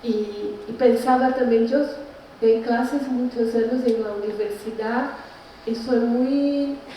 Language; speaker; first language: Spanish; non-native, learner; Portuguese